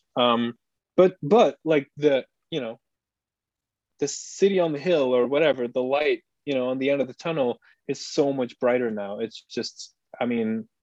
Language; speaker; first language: English; non-native, fluent; Dutch